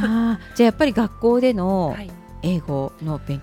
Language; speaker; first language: Japanese; native; Japanese